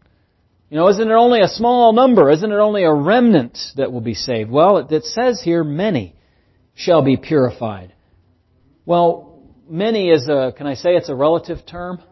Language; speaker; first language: English; native; English